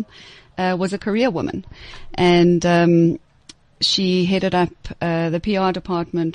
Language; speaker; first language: English; native; English